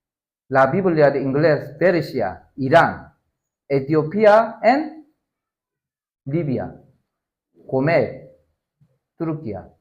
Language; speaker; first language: Spanish; non-native, learner; Korean